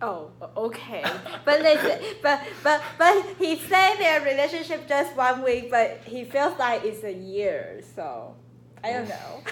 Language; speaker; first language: English; non-native, learner; Chinese